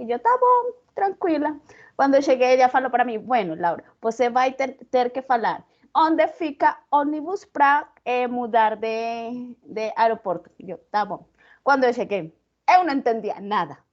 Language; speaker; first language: Portuguese; non-native, learner; Spanish